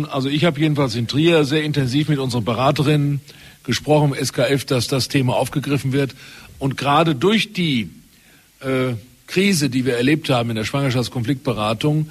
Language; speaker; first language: German; native; German